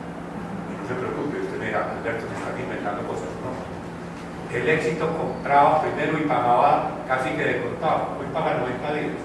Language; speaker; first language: Spanish; native; Spanish